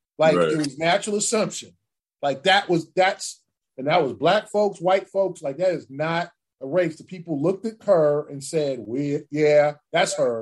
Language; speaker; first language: English; native; English